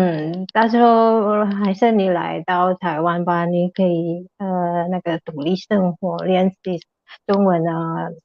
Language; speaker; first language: Chinese; non-native, learner; Indonesian